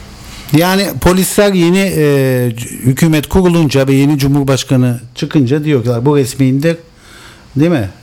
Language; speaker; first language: Turkish; native; Turkish